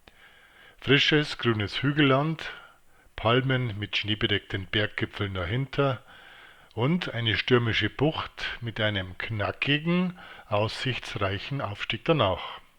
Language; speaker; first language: German; native; German